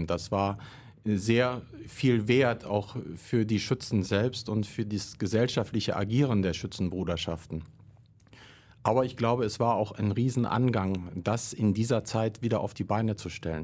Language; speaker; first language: German; native; German